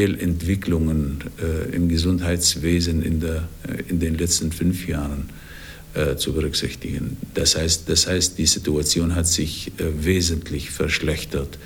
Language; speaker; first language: German; non-native, fluent; Arabic